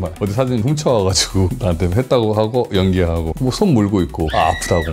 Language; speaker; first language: Korean; native; Korean